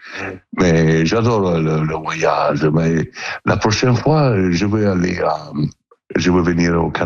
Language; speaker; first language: French; non-native, learner; Italian